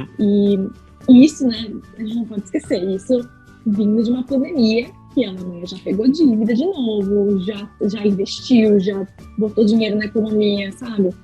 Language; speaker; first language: Portuguese; native; Portuguese